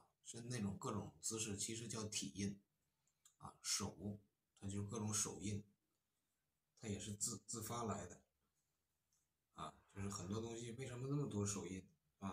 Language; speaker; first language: Chinese; native; Chinese